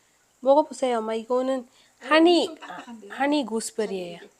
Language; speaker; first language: Korean; non-native, learner; Malayalam